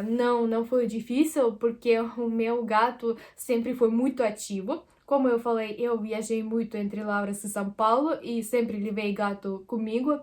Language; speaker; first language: Portuguese; non-native, fluent; Russian